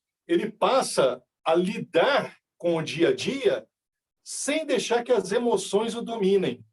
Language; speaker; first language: Portuguese; native; Portuguese